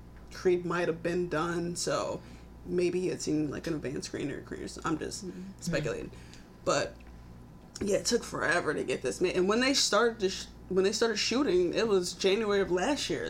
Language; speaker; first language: English; native; English